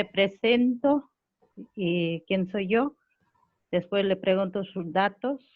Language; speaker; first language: Spanish; non-native, local second language; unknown